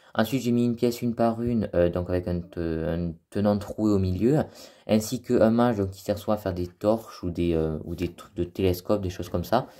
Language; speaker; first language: French; native; French